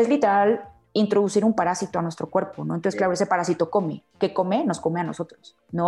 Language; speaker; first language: Spanish; native; Spanish